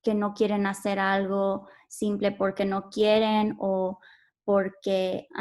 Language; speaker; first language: Spanish; early bilingual, heritage; Spanish